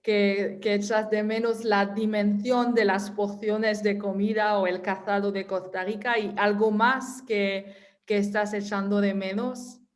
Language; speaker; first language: Spanish; non-native, fluent; French